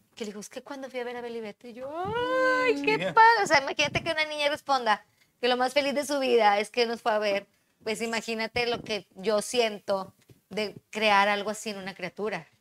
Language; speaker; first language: Spanish; native; Spanish